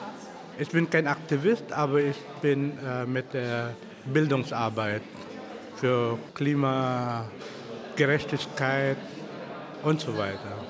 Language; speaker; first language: German; non-native, fluent; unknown